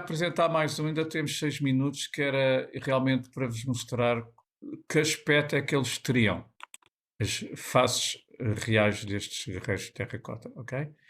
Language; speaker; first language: Portuguese; native; Portuguese